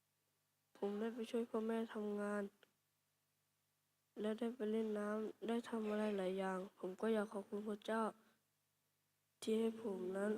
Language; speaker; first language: Thai; non-native, local second language; Akha